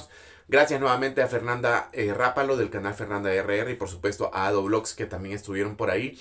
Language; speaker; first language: Spanish; native; Spanish